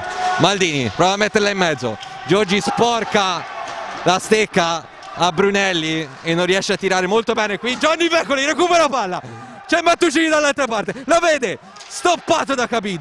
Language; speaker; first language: Italian; native; Italian